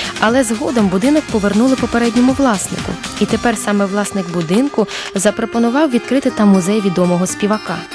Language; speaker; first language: Ukrainian; native; Ukrainian